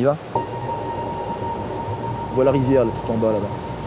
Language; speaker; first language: French; native; French